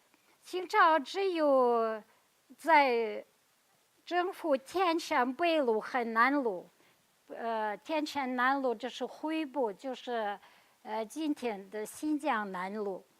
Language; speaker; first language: Chinese; non-native, fluent; Kazakh